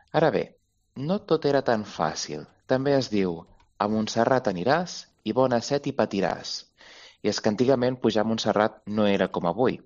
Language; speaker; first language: Catalan; native; Catalan